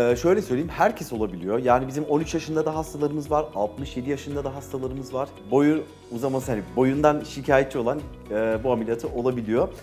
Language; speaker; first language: Turkish; early bilingual, heritage; Turkish